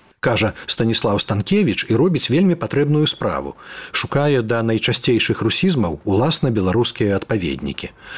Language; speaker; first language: Belarusian; native; Belarusian